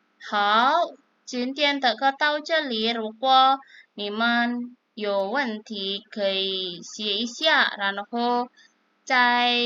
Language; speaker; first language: Chinese; non-native, fluent; Indonesian